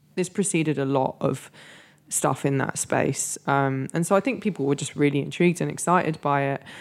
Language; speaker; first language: English; native; English